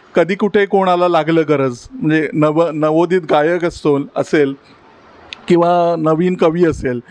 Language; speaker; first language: Marathi; native; Marathi